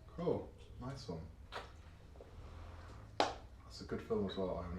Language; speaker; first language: English; native; English